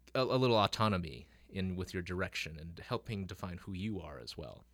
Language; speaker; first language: English; early bilingual, other home language; Filipino